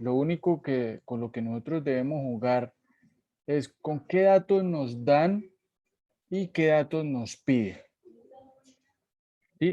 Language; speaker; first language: Spanish; native; Spanish